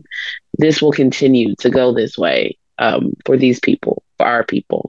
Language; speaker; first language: English; native; English